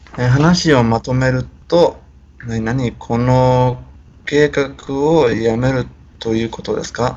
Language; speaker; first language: Japanese; non-native, fluent; Spanish